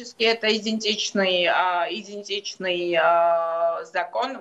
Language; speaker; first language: Russian; non-native, local second language; Georgian